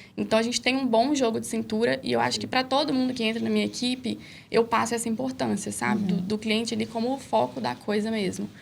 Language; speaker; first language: Portuguese; native; Portuguese